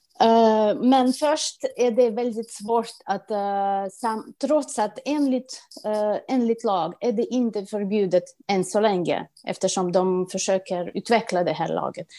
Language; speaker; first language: Swedish; non-native, fluent; Russian